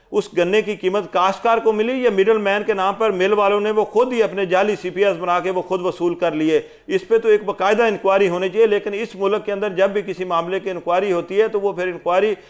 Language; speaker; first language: Urdu; non-native, local second language; Punjabi